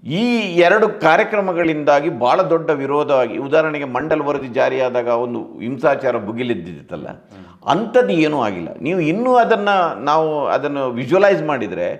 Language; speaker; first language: Kannada; non-native, local second language; Tulu